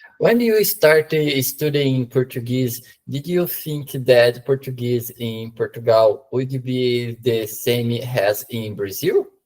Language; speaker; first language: English; non-native, learner; Portuguese